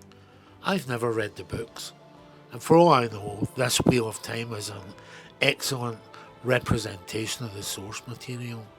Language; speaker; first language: English; native; English